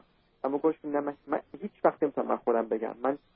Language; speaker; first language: Persian; early bilingual, heritage; Persian